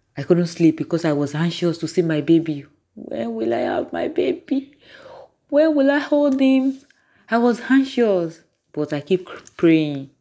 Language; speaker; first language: English; non-native, local second language; Yoruba